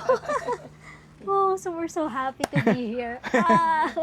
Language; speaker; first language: English; non-native, local second language; Filipino